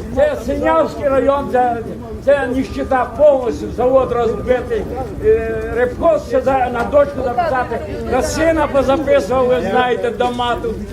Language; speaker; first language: Ukrainian; native; Ukrainian